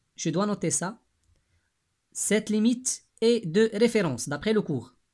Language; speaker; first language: French; non-native, local second language; Arabic